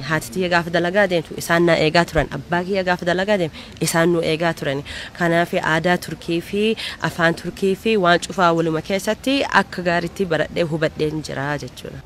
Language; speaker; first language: Oromo; early bilingual, heritage; Oromo